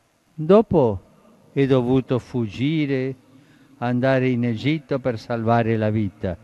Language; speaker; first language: Italian; non-native, fluent; Spanish